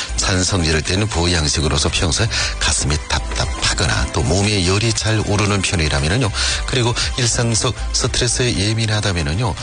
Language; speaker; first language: Korean; native; Korean